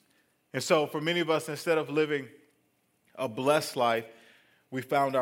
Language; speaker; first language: English; native; English